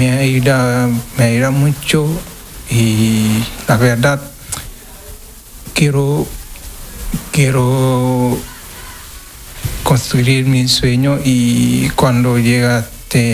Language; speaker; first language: Spanish; non-native, learner; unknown